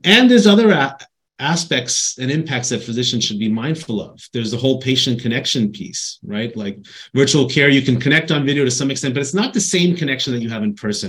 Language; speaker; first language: English; native; English